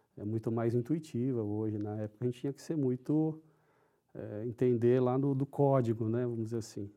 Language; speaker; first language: Portuguese; non-native, local second language; Japanese